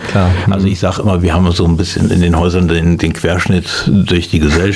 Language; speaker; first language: German; native; German